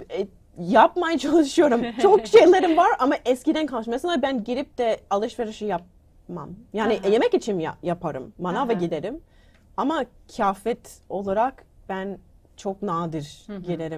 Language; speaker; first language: Turkish; non-native, learner; English